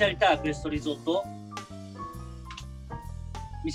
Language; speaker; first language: Italian; non-native, learner; Japanese